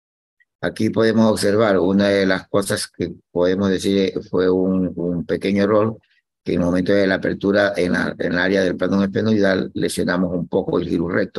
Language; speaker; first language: Spanish; native; Spanish